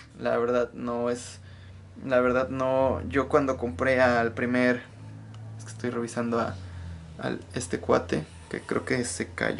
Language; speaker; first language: Spanish; native; Spanish